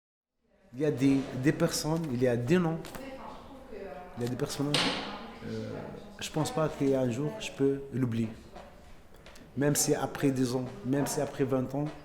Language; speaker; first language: French; non-native, learner; Arabic